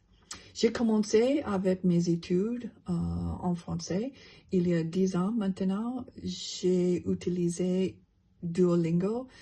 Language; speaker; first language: French; non-native, learner; English